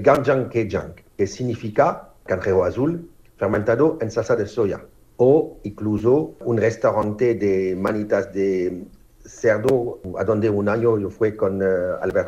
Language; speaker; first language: Spanish; non-native, learner; French